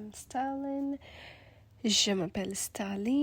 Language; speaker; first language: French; non-native, learner; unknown